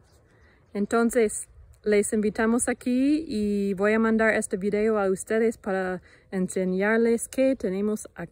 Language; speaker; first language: Spanish; non-native, learner; English